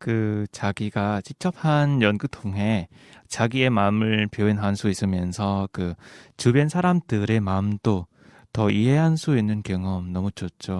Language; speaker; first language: Korean; non-native, fluent; Vietnamese